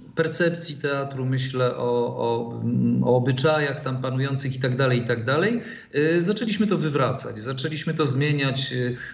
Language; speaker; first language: Polish; native; Polish